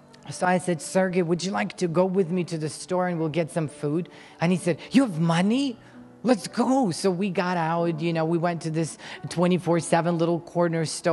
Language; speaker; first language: English; non-native, fluent; Ukrainian